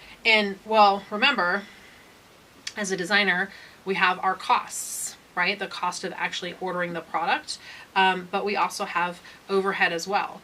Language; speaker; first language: English; native; English